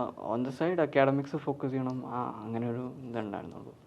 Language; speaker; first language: Malayalam; early bilingual, heritage; Malayalam